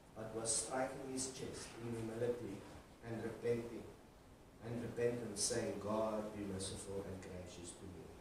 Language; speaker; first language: English; non-native, local second language; Afrikaans